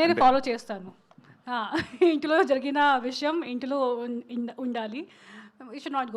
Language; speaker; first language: Telugu; non-native, fluent; Hindi